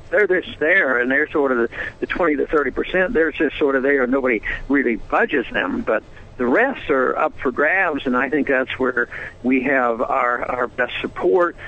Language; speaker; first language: English; native; English